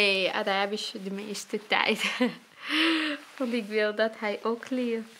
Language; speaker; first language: Dutch; non-native, learner; Arabic